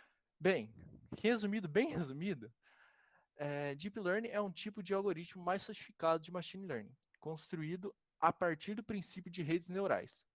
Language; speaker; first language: Portuguese; native; Portuguese